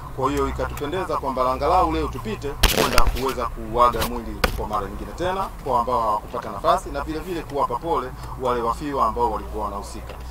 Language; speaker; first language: Swahili; native; Swahili